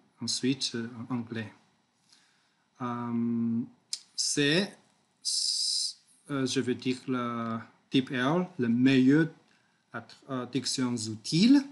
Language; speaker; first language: French; non-native, learner; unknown